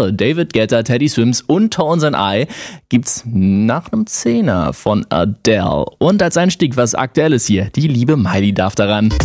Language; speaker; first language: German; native; German